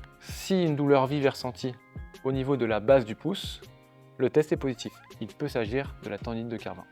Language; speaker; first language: French; native; French